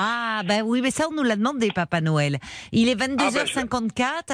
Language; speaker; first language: French; native; French